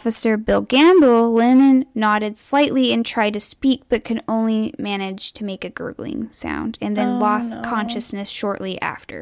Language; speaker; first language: English; native; English